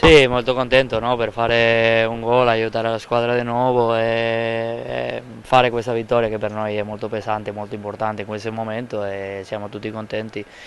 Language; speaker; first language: Italian; non-native, fluent; Spanish